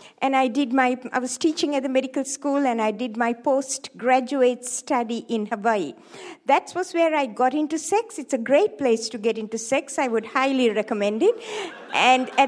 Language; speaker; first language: English; non-native, local second language; Tamil